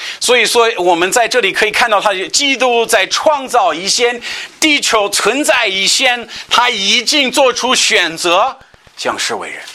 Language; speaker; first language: Chinese; non-native, fluent; English